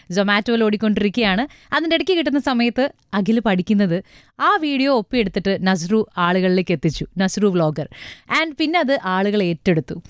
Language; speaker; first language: Malayalam; native; Malayalam